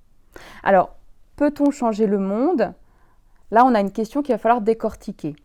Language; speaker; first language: French; native; French